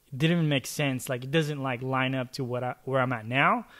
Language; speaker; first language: English; early bilingual, other home language; Chavacano